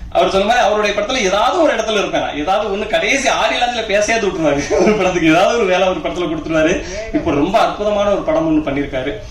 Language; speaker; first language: Tamil; native; Tamil